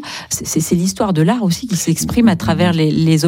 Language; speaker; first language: French; native; French